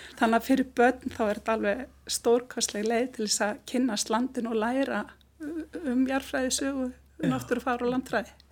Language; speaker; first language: Icelandic; native; Icelandic